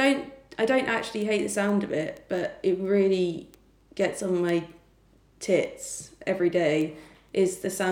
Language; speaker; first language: English; native; English